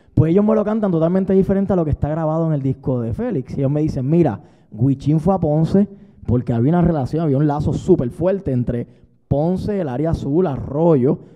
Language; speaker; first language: Spanish; native; Spanish